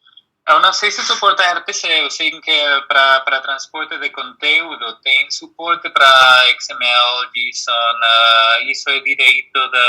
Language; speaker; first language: Portuguese; non-native, fluent; Spanish